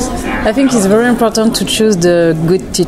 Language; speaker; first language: English; non-native, learner; French